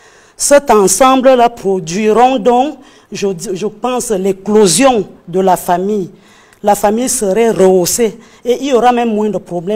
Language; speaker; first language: French; non-native, local second language; Fang